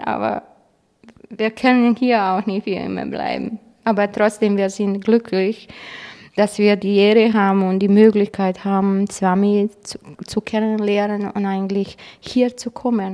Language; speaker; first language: German; non-native, fluent; Croatian